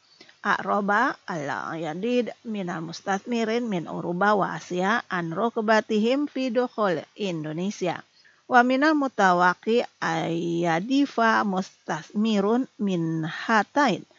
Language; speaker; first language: Arabic; non-native, fluent; Indonesian